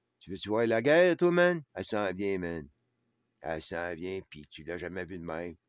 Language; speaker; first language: French; native; French